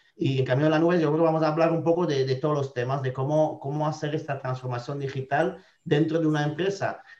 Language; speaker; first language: Spanish; non-native, fluent; French